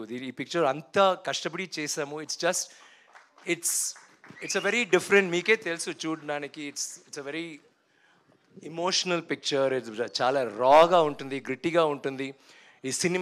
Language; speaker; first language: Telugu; non-native, learner; Tamil